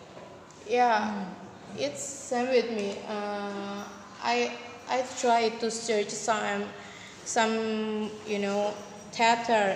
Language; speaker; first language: English; non-native, learner; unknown